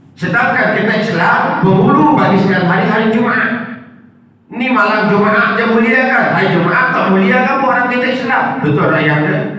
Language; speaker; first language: Malay; non-native, local second language; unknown